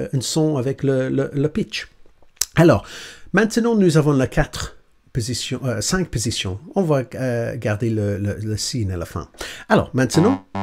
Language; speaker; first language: French; non-native, learner; English